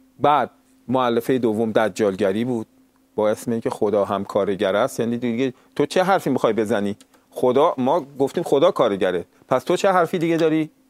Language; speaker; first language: Persian; native; Persian